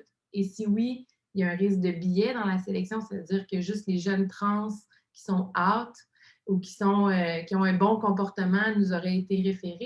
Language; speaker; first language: French; native; French